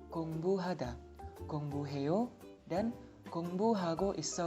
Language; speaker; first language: Korean; non-native, fluent; Indonesian